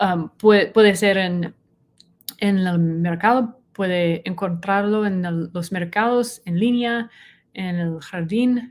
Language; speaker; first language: Spanish; non-native, learner; English